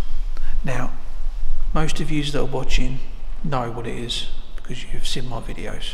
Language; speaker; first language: English; native; English